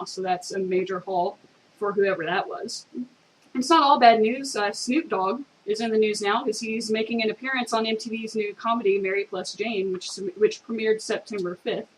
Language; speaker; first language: English; native; English